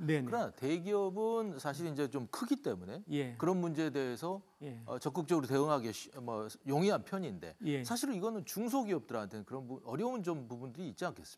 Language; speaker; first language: Korean; native; Korean